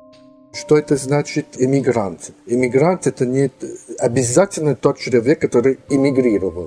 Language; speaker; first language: Russian; early bilingual, heritage; Russian